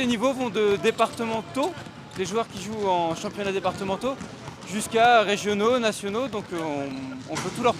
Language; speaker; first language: French; native; French